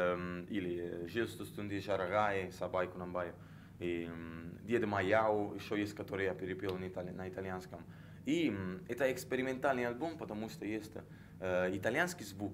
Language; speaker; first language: Russian; non-native, learner; Italian